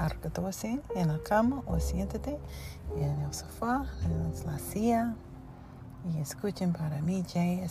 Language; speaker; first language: Spanish; non-native, learner; English